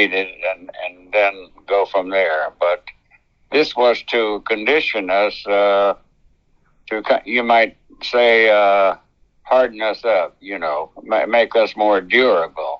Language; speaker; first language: English; native; English